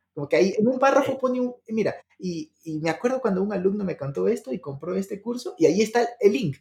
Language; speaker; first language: Spanish; native; Spanish